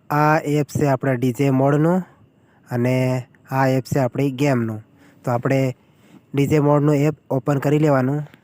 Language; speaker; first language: Gujarati; non-native, local second language; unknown